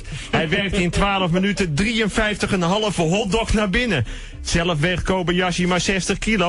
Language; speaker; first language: Dutch; native; Dutch